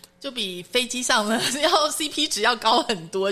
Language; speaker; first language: Chinese; native; Chinese